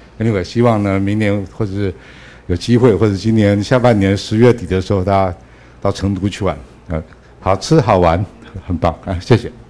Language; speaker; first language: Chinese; native; Chinese